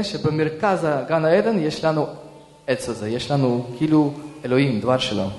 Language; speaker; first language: Hebrew; early bilingual, other home language; Russian